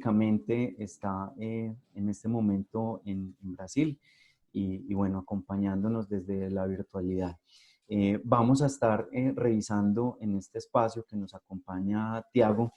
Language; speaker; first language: Spanish; native; Spanish